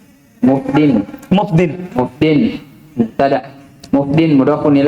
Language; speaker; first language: Arabic; non-native, learner; Indonesian